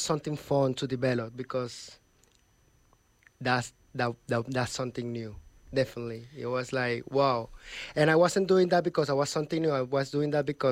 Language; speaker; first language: English; non-native, fluent; Spanish